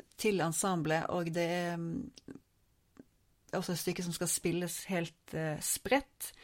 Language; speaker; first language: Norwegian; native; Norwegian